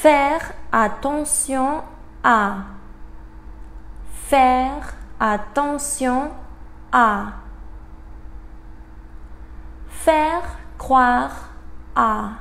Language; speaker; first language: French; non-native, fluent; Spanish